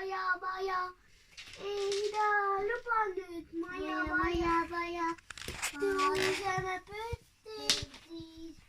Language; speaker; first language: Finnish; non-native, learner; Estonian